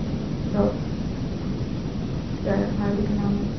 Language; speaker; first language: German; non-native, fluent; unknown